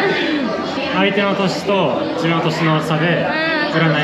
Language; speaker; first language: Japanese; native; Japanese